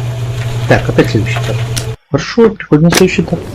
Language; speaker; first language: Russian; native; Russian